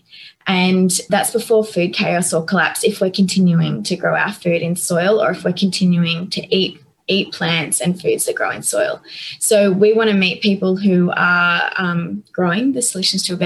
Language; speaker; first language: English; native; English